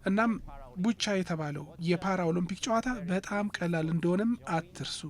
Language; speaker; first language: Amharic; non-native, fluent; Japanese